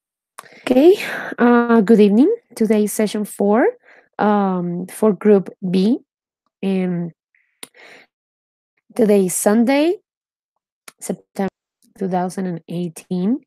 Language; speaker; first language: English; non-native, fluent; Spanish